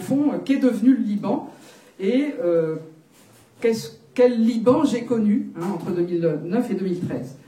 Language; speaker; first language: French; native; French